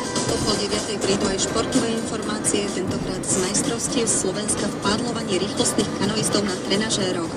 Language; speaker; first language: Slovak; native; Slovak